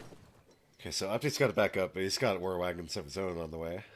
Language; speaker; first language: English; native; English